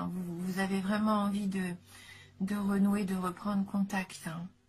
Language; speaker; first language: French; native; French